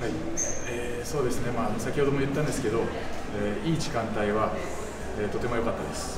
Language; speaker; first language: Japanese; native; Japanese